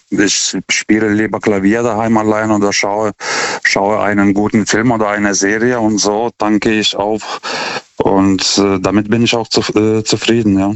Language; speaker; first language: German; non-native, fluent; Lithuanian